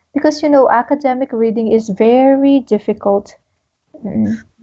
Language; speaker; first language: English; non-native, local second language; Filipino